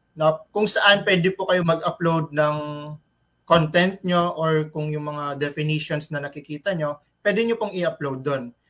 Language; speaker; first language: Filipino; native; Filipino